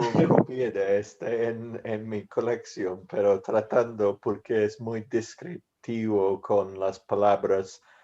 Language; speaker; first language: Spanish; non-native, learner; English